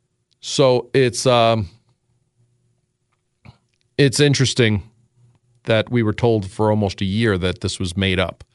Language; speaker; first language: English; native; English